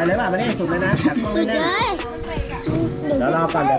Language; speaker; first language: Thai; native; Thai